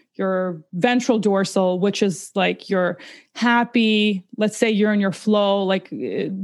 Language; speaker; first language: English; early bilingual, other home language; Russian